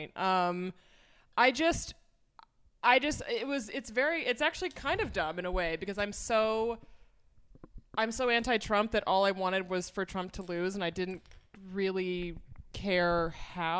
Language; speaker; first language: English; native; English